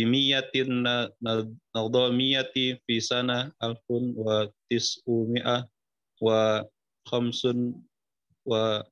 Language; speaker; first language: Arabic; non-native, learner; Indonesian